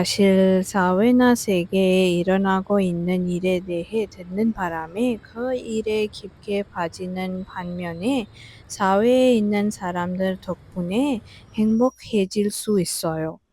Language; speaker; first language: Korean; non-native, fluent; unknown